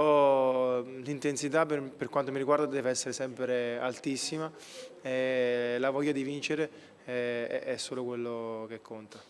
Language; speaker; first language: Italian; native; Italian